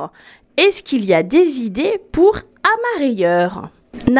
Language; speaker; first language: French; native; French